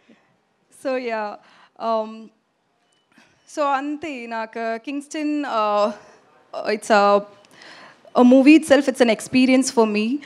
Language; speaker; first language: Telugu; non-native, learner; Tamil